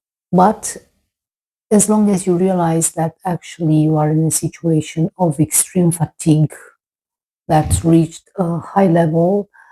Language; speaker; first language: English; non-native, fluent; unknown